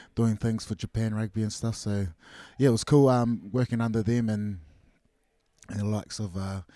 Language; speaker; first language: English; native; English